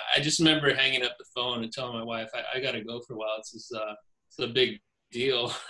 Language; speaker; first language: English; native; English